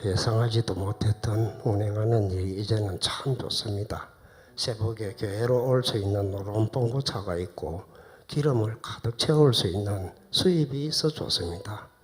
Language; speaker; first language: Korean; native; Korean